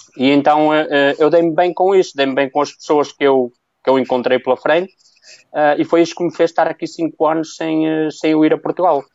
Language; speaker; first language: Portuguese; native; Portuguese